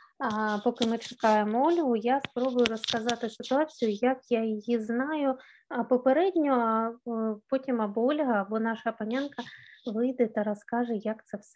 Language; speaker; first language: Ukrainian; native; Ukrainian